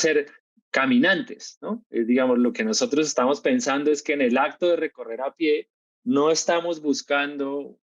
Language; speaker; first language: Spanish; native; Spanish